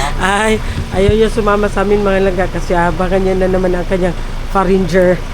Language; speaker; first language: Filipino; non-native, local second language; Cebuano